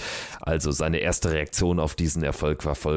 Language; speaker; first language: German; native; German